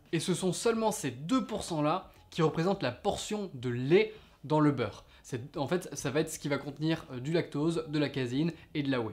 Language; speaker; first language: French; native; French